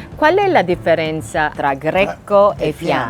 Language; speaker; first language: Italian; non-native, fluent; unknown